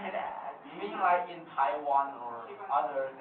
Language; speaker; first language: English; non-native, learner; Chinese